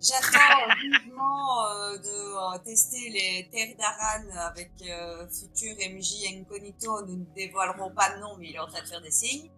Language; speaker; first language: French; native; French